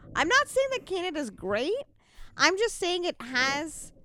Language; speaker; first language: English; early bilingual, other home language; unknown